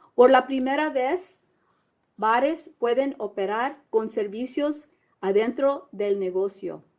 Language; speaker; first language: Spanish; early bilingual, heritage; Spanish